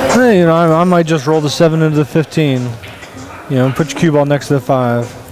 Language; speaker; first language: English; native; English